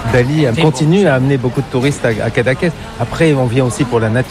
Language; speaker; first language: French; native; French